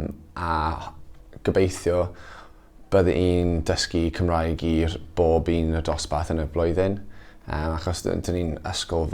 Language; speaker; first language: Welsh; non-native, local second language; English